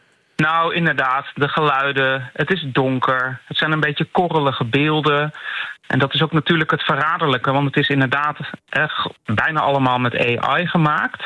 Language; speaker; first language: Dutch; native; Dutch